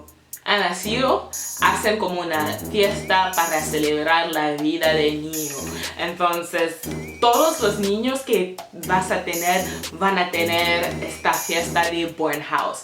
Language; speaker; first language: Spanish; non-native, fluent; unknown